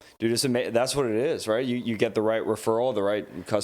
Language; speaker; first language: English; native; English